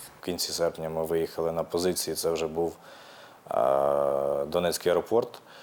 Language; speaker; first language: Ukrainian; native; Ukrainian